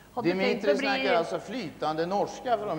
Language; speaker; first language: Swedish; native; Swedish